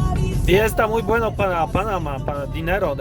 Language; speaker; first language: Spanish; non-native, learner; Polish